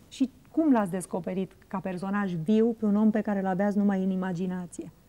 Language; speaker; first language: Romanian; native; Romanian